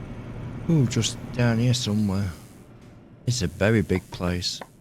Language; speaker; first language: English; native; English